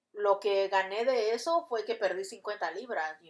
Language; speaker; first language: Spanish; early bilingual, heritage; Spanish